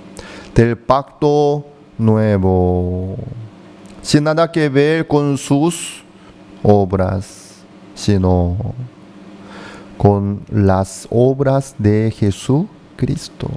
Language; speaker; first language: Spanish; non-native, fluent; Korean